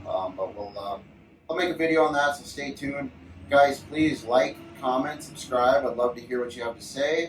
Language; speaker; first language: English; native; English